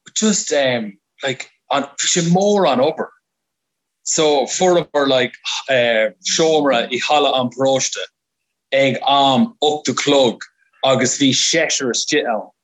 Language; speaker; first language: Irish; non-native, local second language; English